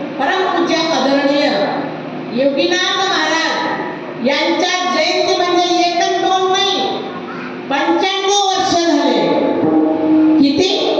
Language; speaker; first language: Marathi; non-native, local second language; Rajasthani